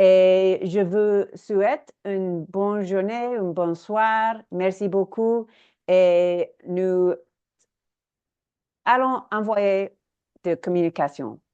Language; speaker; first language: French; non-native, learner; English